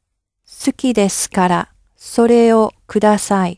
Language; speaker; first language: Japanese; non-native, learner; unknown